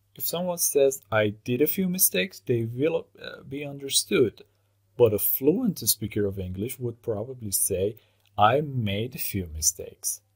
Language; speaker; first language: English; non-native, fluent; Persian